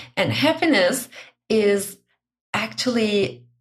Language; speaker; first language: English; non-native, fluent; Turkish